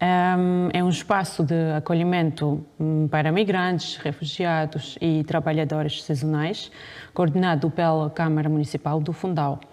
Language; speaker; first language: Portuguese; non-native, fluent; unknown